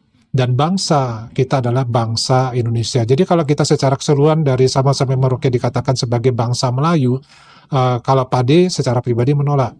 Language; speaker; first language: Indonesian; native; Indonesian